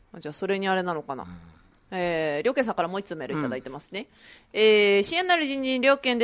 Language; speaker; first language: Japanese; native; Japanese